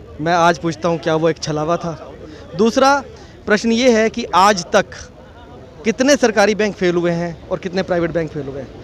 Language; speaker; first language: Hindi; native; Hindi